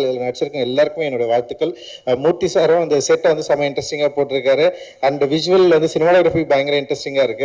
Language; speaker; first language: Tamil; native; Tamil